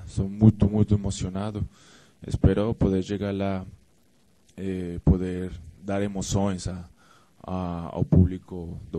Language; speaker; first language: Portuguese; non-native, fluent; Spanish